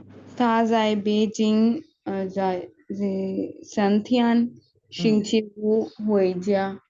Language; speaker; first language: Chinese; non-native, learner; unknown